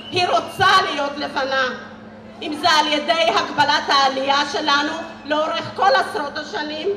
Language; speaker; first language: Hebrew; early bilingual, other home language; Amharic